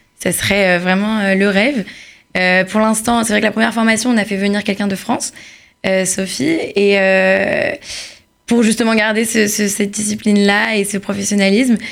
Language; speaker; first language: French; native; French